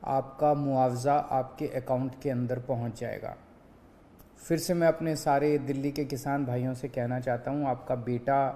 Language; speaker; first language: Hindi; native; Hindi